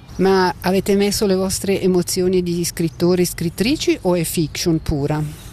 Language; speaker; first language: Italian; native; Italian